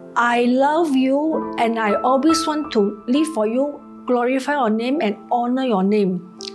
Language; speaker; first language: English; non-native, local second language; Cantonese